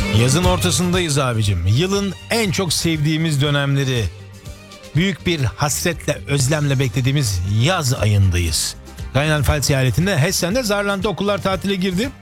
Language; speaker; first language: Turkish; early bilingual, heritage; Turkish